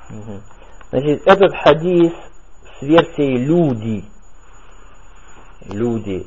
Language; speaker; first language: Russian; native; Russian